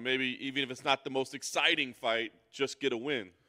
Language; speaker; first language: English; native; English